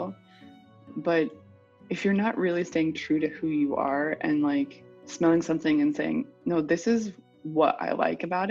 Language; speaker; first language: English; native; English